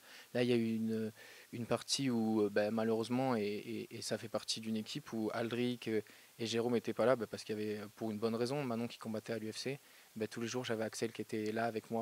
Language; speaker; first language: French; native; French